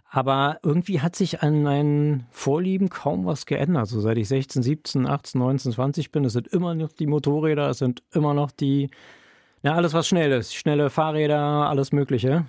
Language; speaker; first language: German; native; German